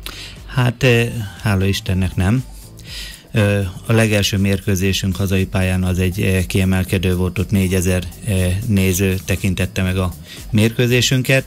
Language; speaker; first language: Hungarian; native; Hungarian